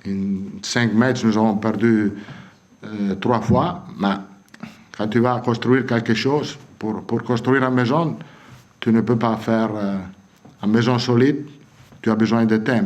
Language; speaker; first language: French; non-native, fluent; Italian